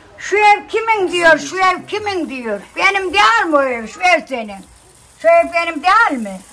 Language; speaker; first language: Turkish; native; Turkish